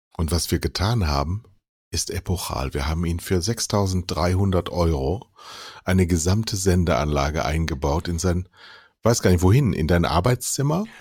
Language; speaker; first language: German; native; German